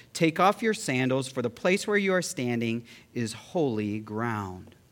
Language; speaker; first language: English; early bilingual, other home language; Filipino